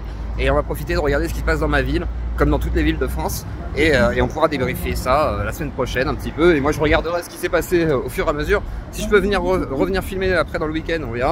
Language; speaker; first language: French; native; French